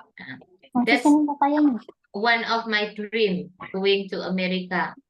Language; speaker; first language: English; non-native, fluent; Indonesian